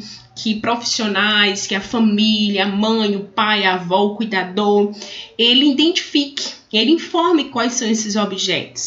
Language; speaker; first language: Portuguese; native; Portuguese